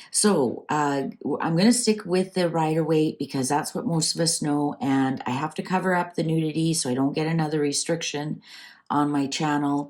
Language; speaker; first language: English; native; English